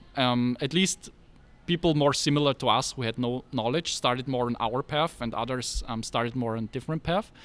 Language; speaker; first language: English; non-native, fluent; German